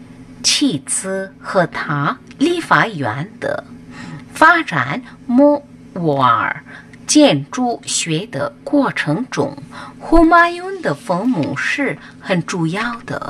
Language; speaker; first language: Chinese; non-native, fluent; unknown